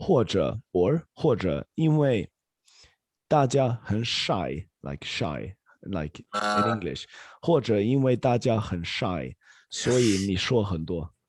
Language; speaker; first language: Chinese; non-native, fluent; Swedish